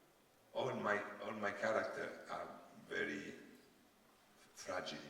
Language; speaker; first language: English; non-native, learner; Italian